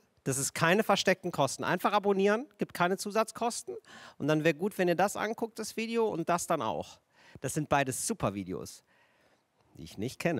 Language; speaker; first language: German; native; German